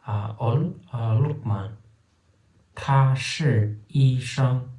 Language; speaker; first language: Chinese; non-native, fluent; Turkmen